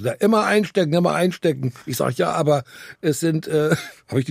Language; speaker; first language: German; native; German